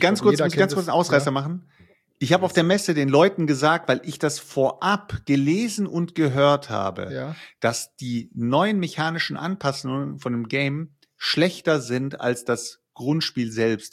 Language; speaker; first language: German; native; German